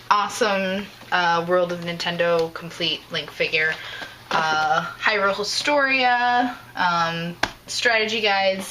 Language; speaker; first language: English; native; English